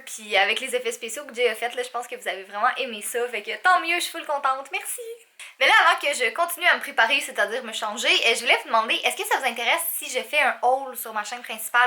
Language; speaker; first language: French; native; French